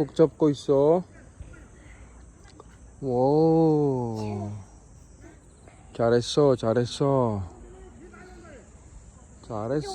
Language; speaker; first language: Korean; non-native, learner; Uzbek